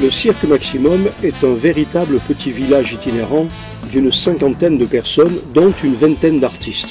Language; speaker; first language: French; native; French